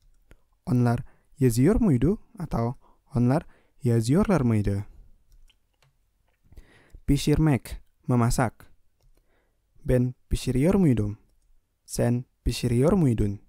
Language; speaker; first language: Turkish; non-native, fluent; Indonesian